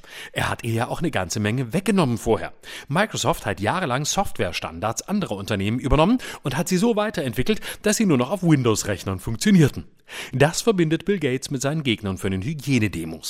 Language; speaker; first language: German; native; German